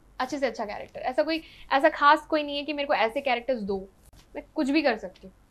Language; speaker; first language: Hindi; non-native, local second language; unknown